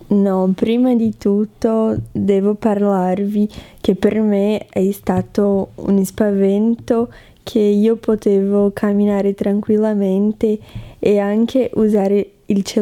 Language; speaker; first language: Italian; non-native, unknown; Portuguese